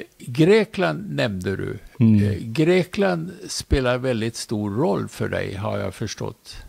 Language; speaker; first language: Swedish; native; Swedish